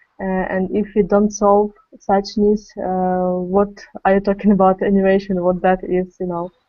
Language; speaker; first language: English; non-native, fluent; Ukrainian